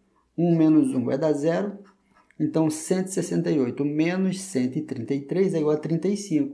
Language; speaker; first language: Portuguese; native; Portuguese